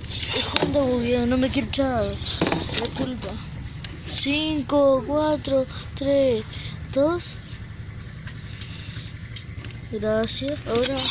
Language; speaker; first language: Spanish; native; Spanish